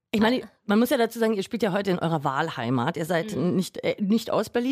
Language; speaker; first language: German; native; German